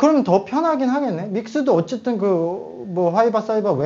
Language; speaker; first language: Korean; native; Korean